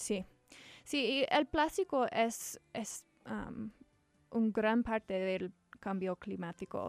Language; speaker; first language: Spanish; non-native, learner; English